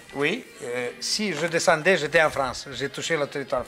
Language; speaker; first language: French; non-native, fluent; Romanian